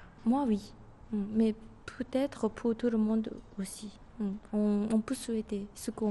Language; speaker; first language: French; non-native, fluent; Japanese